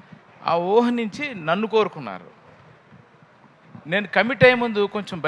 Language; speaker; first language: Telugu; native; Telugu